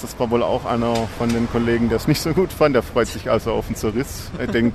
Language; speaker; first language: German; native; German